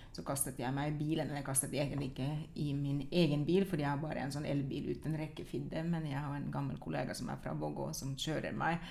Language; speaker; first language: Norwegian; non-native, fluent; Finnish